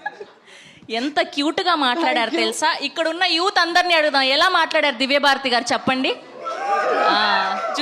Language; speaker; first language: Telugu; native; Telugu